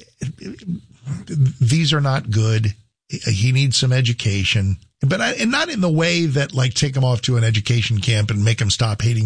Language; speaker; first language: English; native; English